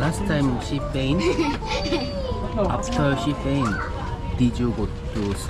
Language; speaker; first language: English; non-native, learner; Korean